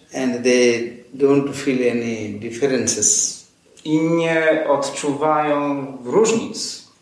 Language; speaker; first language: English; non-native, fluent; Polish